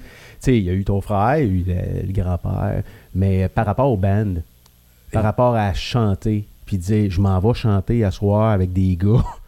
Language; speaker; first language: French; native; French